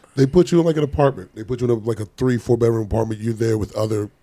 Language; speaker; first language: English; native; English